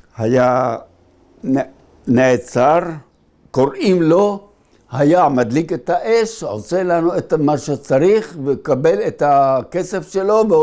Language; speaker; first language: Hebrew; early bilingual, other home language; Arabic